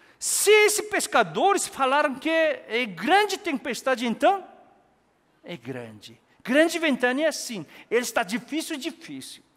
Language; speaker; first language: Portuguese; non-native, fluent; Korean